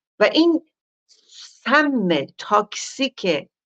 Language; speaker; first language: Persian; native; Persian